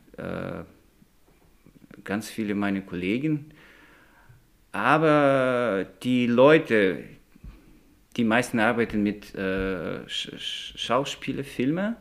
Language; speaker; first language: German; non-native, learner; Russian